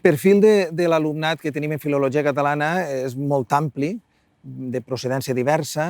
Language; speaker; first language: Catalan; native; Catalan